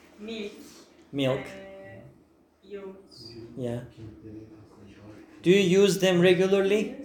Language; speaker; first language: English; non-native, fluent; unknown